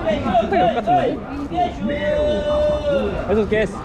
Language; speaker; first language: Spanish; non-native, learner; Korean